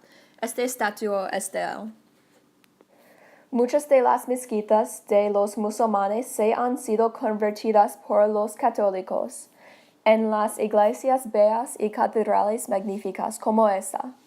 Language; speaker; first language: Spanish; non-native, learner; English